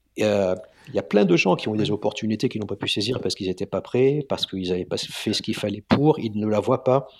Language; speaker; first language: French; non-native, local second language; Arabic